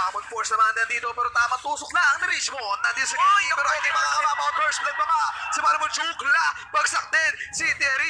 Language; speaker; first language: Filipino; native; Filipino